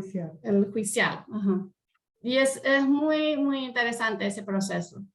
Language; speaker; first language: Spanish; early bilingual, heritage; Spanish